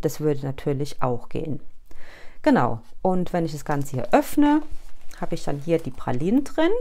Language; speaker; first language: German; native; German